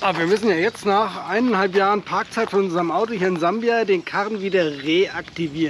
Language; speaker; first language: German; native; German